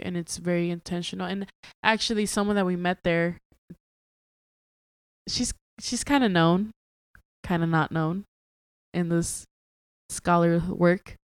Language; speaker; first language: English; early bilingual, other home language; Spanish